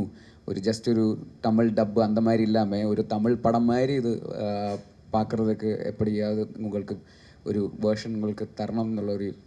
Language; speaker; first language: Tamil; non-native, learner; Malayalam